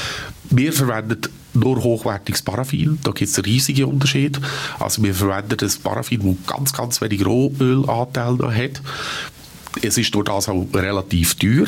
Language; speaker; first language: German; native; German